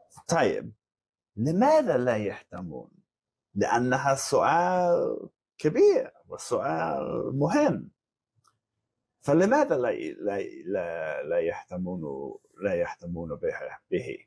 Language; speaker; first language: Arabic; non-native, fluent; English